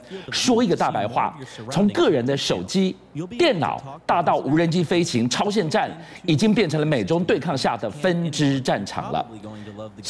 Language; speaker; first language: Chinese; native; Chinese